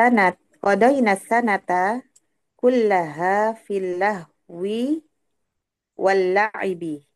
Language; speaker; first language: Arabic; non-native, learner; Indonesian